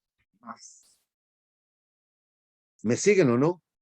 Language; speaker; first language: Spanish; native; Spanish